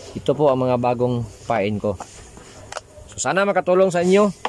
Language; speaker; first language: Filipino; non-native, local second language; Cebuano